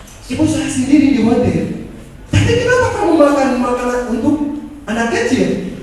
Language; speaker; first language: Indonesian; non-native, fluent; Ganda